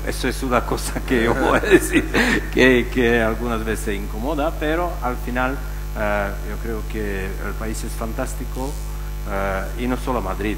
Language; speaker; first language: Spanish; non-native, fluent; Czech